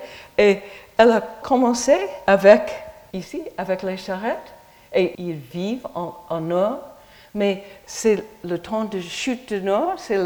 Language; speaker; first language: French; non-native, fluent; English